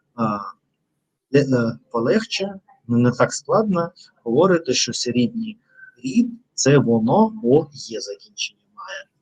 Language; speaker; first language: Ukrainian; non-native, local second language; Russian